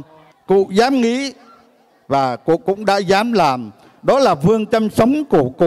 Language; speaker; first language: Vietnamese; native; Vietnamese